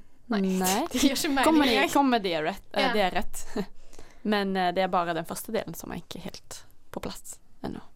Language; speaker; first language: Norwegian; non-native, fluent; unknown